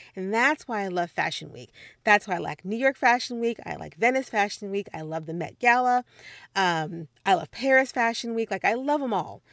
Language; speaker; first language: English; native; English